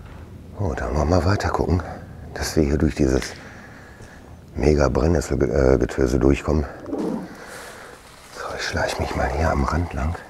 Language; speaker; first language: German; native; German